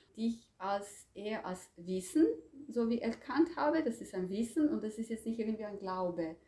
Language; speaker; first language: German; non-native, fluent; Croatian